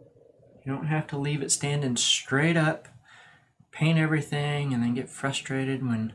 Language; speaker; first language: English; native; English